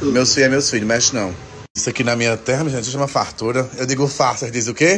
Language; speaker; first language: Portuguese; native; Portuguese